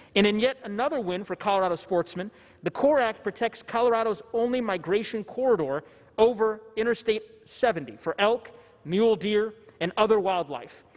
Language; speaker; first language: English; early bilingual, other home language; Tigrinya